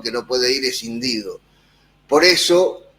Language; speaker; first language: Spanish; native; Spanish